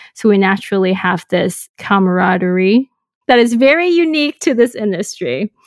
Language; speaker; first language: English; non-native, local second language; Cantonese